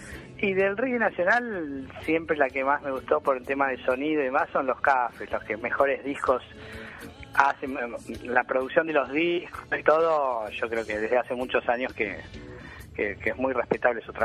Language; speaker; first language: Spanish; native; Spanish